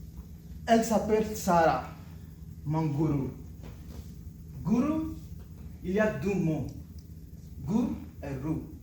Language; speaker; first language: French; non-native, learner; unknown